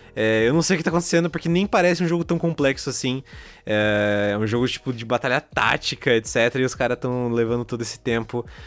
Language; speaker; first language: Portuguese; native; Portuguese